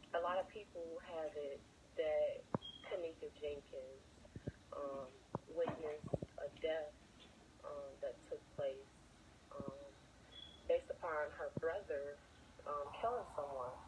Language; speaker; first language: English; native; English